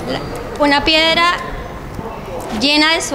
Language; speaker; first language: Spanish; native; Spanish